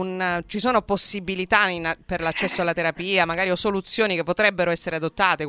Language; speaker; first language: Italian; native; Italian